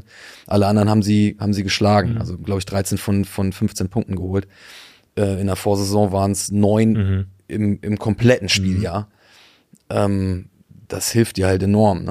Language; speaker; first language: German; native; German